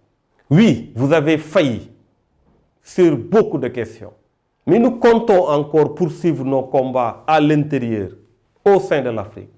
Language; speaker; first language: French; non-native, local second language; Wolof